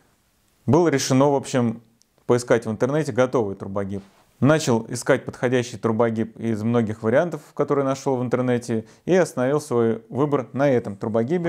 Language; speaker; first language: Russian; native; Russian